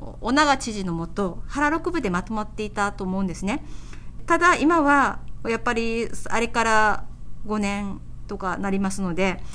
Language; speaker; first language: Japanese; native; Japanese